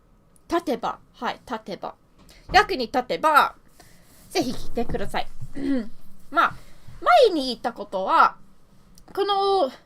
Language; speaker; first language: Japanese; non-native, learner; English